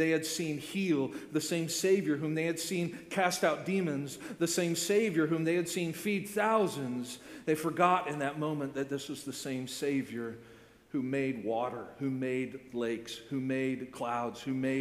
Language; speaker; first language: English; native; English